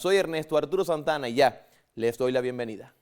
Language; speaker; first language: Spanish; native; Spanish